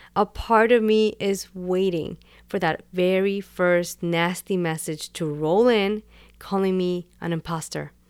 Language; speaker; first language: English; non-native, fluent; Spanish